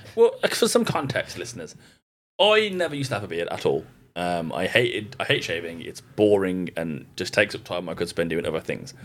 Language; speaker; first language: English; native; English